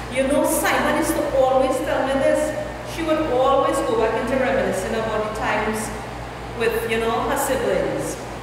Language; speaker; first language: English; native; English